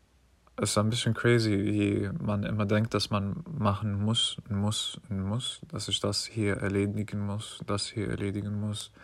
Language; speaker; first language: German; non-native, fluent; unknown